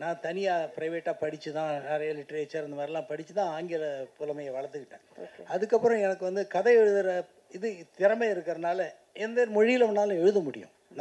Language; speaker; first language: Tamil; native; Tamil